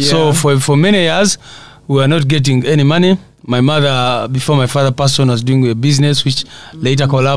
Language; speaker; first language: English; non-native, local second language; Nyankole